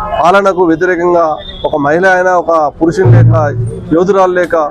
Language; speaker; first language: Telugu; native; Telugu